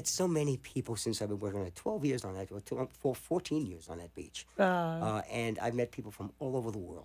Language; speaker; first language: English; native; English